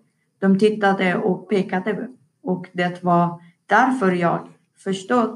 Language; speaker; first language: Swedish; non-native, learner; Persian